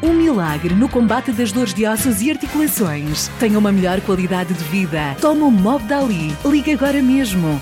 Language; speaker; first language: Portuguese; native; Portuguese